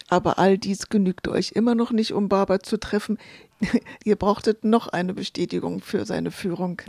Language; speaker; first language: German; native; German